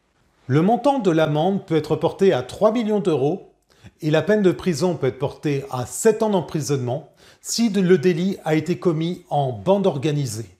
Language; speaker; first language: French; native; French